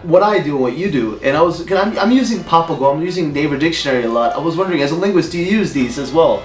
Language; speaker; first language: English; native; English